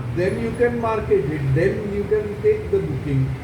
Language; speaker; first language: English; non-native, local second language; Marathi